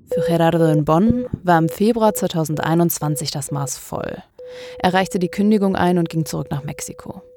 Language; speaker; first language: German; native; German